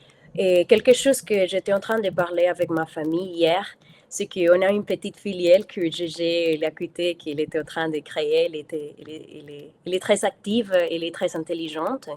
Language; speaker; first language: French; non-native, fluent; Spanish